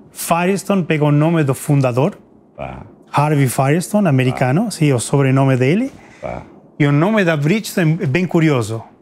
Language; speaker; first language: Portuguese; non-native, fluent; Spanish